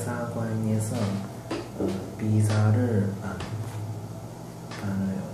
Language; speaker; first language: Korean; non-native, learner; Chinese